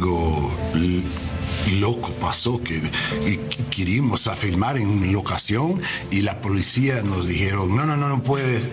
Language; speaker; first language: Spanish; non-native, learner; English